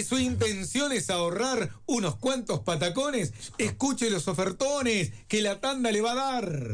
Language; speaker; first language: Spanish; native; Spanish